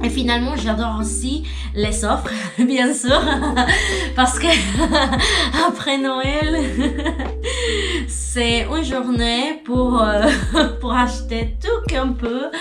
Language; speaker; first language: French; non-native, learner; Spanish